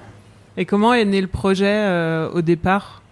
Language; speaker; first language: French; native; French